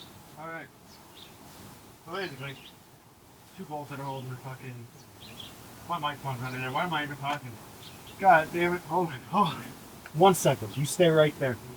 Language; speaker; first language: English; native; English